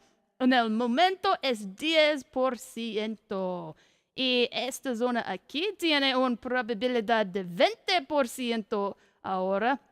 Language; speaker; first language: Spanish; non-native, learner; English